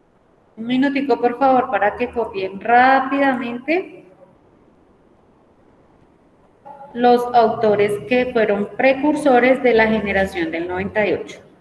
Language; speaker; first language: Spanish; native; Spanish